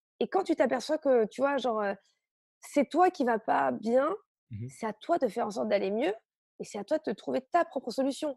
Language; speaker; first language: French; native; French